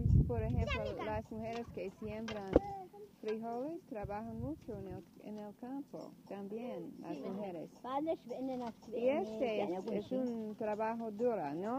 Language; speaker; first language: Spanish; non-native, learner; English